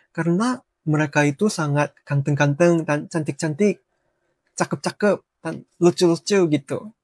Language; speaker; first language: Indonesian; non-native, fluent; Korean